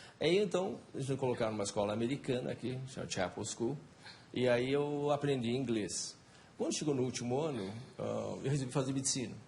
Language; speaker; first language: Portuguese; non-native, fluent; Chinese